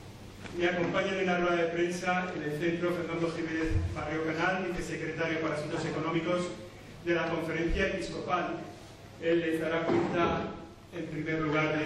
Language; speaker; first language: Spanish; native; Spanish